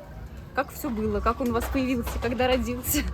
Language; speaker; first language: Russian; native; Russian